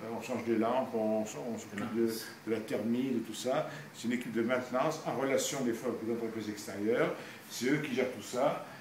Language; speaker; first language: French; native; French